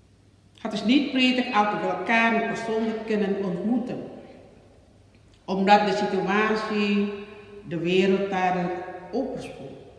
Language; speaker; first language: Dutch; non-native, learner; Indonesian